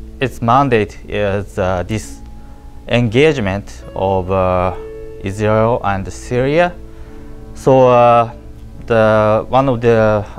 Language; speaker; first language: English; non-native, learner; Japanese